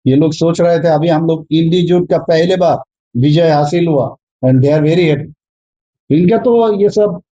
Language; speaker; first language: Hindi; non-native, local second language; Bangla